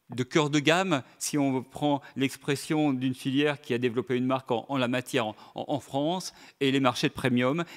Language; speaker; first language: French; native; French